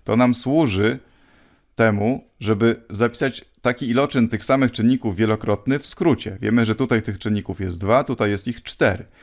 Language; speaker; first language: Polish; native; Polish